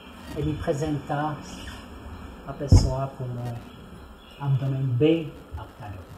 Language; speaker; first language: Portuguese; non-native, fluent; French